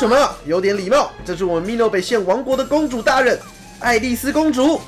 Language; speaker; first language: Chinese; native; Chinese